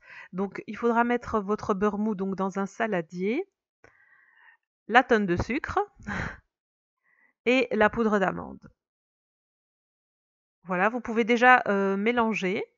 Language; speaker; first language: French; native; French